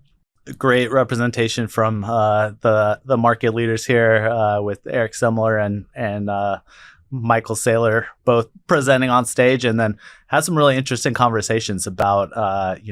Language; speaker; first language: English; native; English